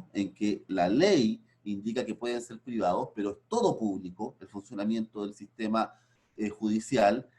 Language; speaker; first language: Spanish; native; Spanish